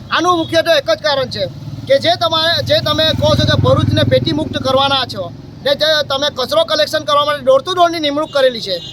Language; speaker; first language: Gujarati; native; Gujarati